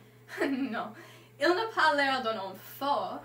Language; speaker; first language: French; non-native, learner; English